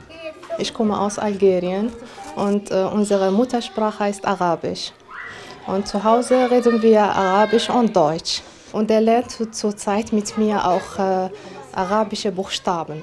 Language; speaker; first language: German; non-native, fluent; Arabic